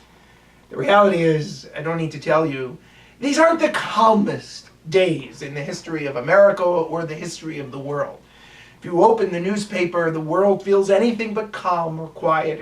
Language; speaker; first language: English; native; English